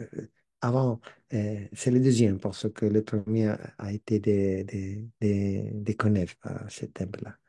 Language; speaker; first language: French; non-native, learner; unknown